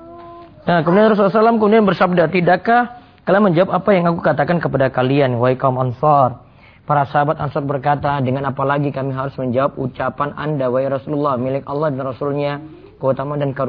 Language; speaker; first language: Indonesian; native; Indonesian